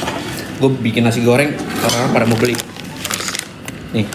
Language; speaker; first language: Indonesian; native; Indonesian